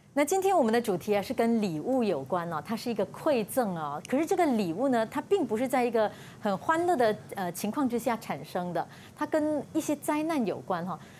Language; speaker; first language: Chinese; native; Chinese